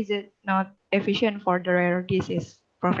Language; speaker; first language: English; non-native, learner; Indonesian